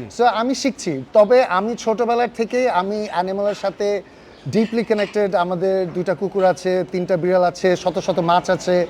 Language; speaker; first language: Bangla; early bilingual, heritage; Bangla